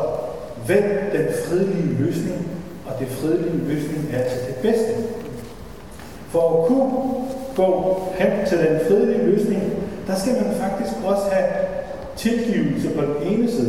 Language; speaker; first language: Danish; non-native, fluent; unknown